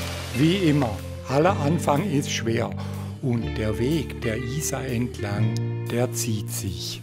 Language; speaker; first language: German; native; German